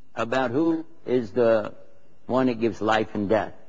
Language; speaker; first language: English; native; English